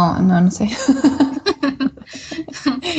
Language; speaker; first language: Spanish; non-native, learner; English